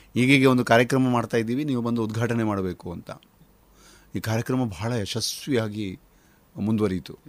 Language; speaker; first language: Kannada; non-native, local second language; Konkani